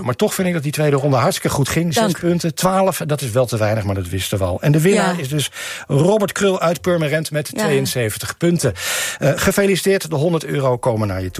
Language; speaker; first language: Dutch; native; Dutch